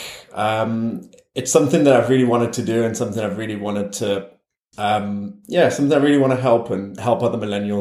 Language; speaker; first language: English; native; English